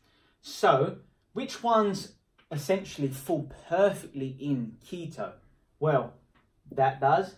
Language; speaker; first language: English; native; English